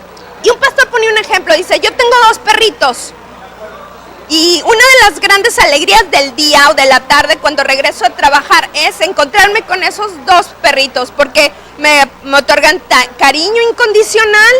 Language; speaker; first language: Spanish; native; Spanish